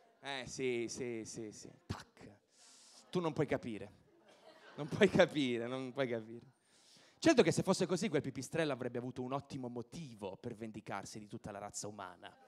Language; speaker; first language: Italian; native; Italian